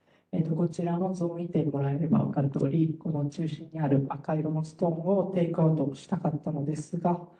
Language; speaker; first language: Japanese; native; Japanese